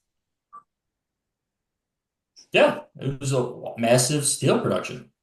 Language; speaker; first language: English; native; English